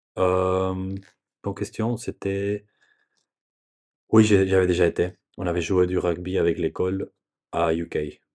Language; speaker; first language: French; non-native, learner; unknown